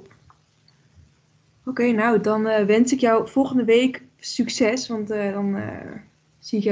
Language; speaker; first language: Dutch; native; Dutch